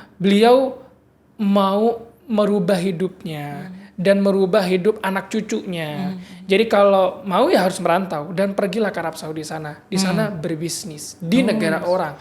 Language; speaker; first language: Indonesian; early bilingual, heritage; Madurese